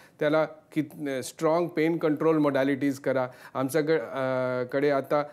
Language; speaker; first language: Marathi; non-native, local second language; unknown